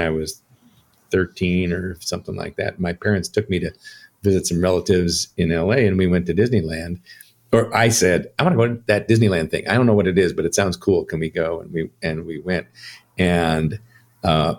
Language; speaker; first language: English; native; English